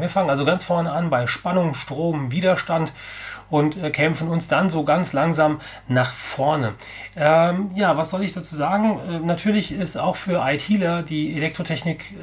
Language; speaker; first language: German; native; German